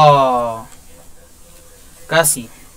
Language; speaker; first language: Spanish; native; Spanish